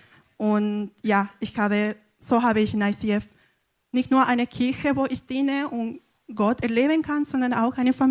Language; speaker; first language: German; non-native, fluent; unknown